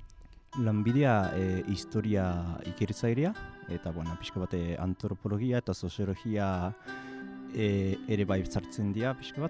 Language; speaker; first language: Basque; non-native, fluent; Japanese